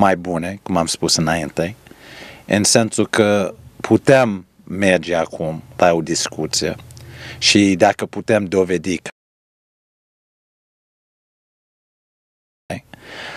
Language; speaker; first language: Romanian; early bilingual, heritage; Romanian